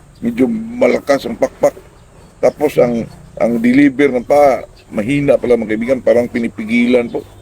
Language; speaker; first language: Filipino; non-native, local second language; Cebuano